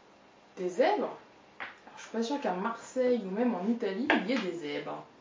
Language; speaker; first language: French; native; French